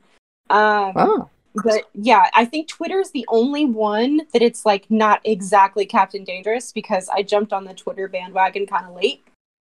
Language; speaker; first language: English; native; English